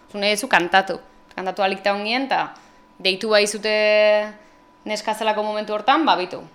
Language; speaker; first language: Basque; native; Basque